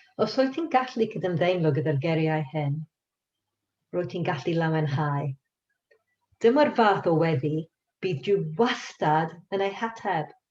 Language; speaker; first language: Welsh; non-native, local second language; English